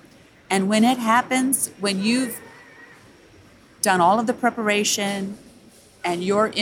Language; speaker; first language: English; native; English